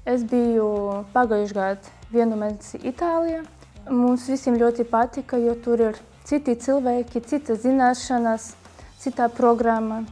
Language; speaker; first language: Latvian; non-native, local second language; Russian